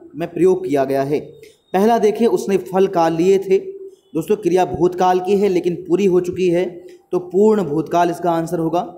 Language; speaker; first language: Hindi; native; Hindi